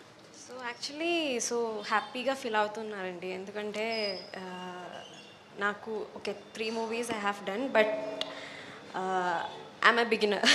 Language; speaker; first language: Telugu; non-native, learner; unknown